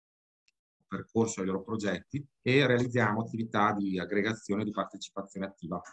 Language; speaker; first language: Italian; native; Italian